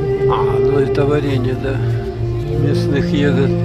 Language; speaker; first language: Russian; native; Russian